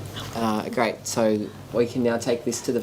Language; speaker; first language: English; native; English